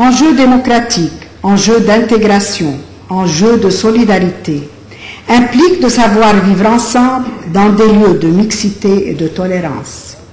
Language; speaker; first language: French; non-native, local second language; Arabic